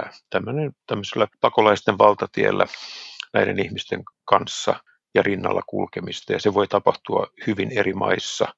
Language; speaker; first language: Finnish; native; Finnish